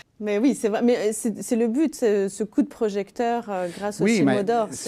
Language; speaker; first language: French; native; French